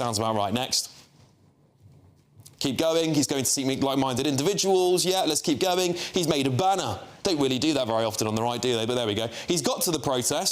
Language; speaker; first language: English; native; English